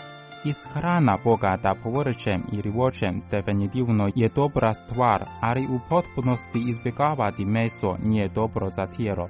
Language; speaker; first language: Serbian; non-native, learner; Chinese